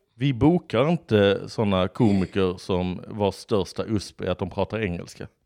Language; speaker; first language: Swedish; native; Swedish